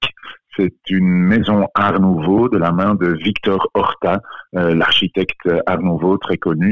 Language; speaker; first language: French; non-native, local second language; Dutch